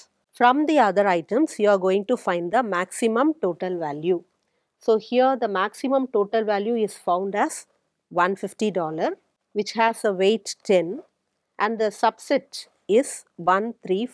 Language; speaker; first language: English; non-native, local second language; Tamil